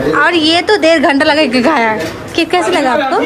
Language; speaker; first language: Hindi; non-native, local second language; Bangla